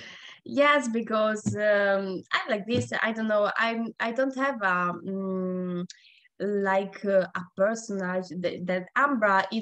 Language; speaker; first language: English; non-native, learner; Italian